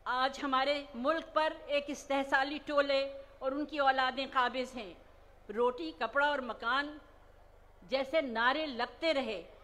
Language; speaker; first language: Urdu; native; Urdu